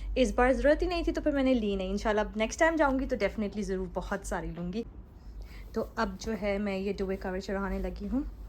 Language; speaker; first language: Urdu; native; Urdu